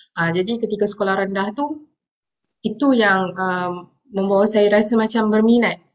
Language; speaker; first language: Malay; non-native, local second language; Tamil